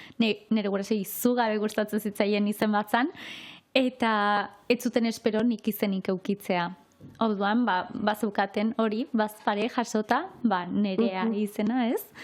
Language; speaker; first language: Basque; native; Basque